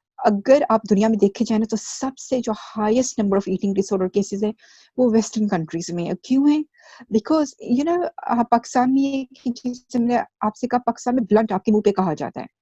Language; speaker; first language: Urdu; early bilingual, heritage; Urdu